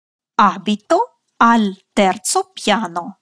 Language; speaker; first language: Italian; non-native, fluent; Russian